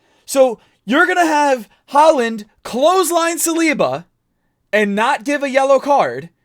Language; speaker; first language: English; native; English